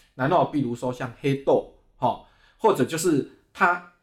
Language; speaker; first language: Chinese; native; Chinese